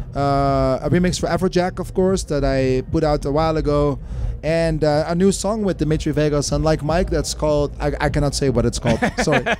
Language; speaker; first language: English; non-native, fluent; Dutch